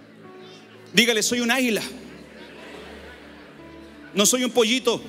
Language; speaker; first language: Spanish; native; Spanish